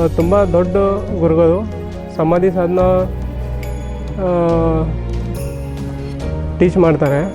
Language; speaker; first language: Kannada; non-native, local second language; Marathi